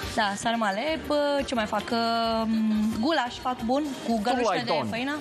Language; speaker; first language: Romanian; non-native, learner; Turkish